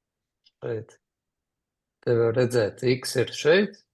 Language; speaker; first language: Latvian; native; Latvian